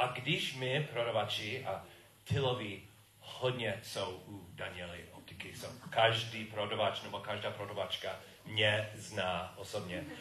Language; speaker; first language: Czech; non-native, learner; English